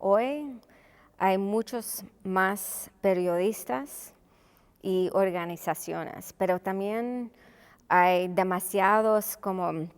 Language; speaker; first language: Spanish; non-native, local second language; English